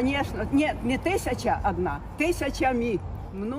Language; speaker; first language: Russian; native; Russian